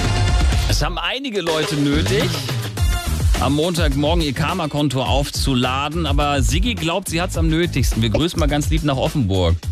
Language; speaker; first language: German; native; German